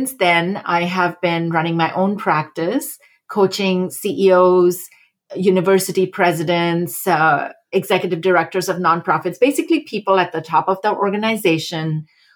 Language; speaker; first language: English; non-native, local second language; Hindi